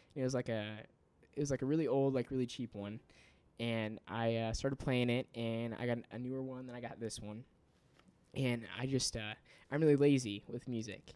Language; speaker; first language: English; native; English